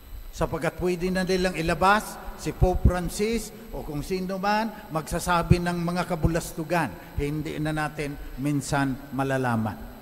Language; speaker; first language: Filipino; non-native, local second language; Iloko